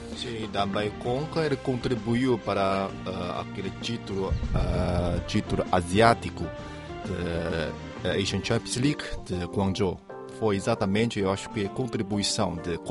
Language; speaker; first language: Portuguese; non-native, fluent; Chinese